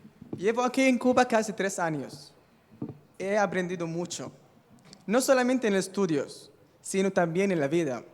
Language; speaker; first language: Spanish; non-native, fluent; Arabic